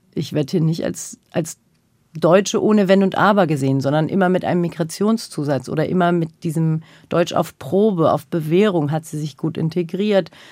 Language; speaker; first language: German; early bilingual, other home language; Turkish